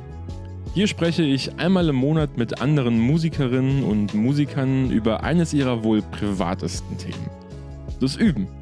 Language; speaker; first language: German; native; German